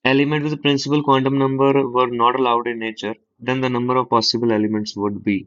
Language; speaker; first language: English; non-native, local second language; Punjabi